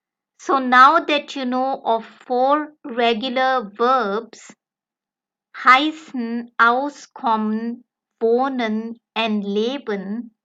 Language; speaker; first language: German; non-native, fluent; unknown